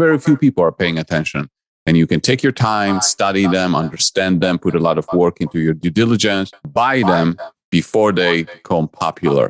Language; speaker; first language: English; non-native, fluent; Polish